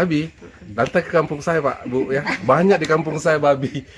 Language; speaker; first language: Indonesian; native; Indonesian